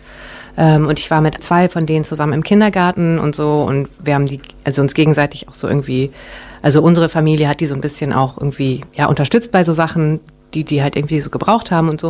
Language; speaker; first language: German; early bilingual, other home language; Japanese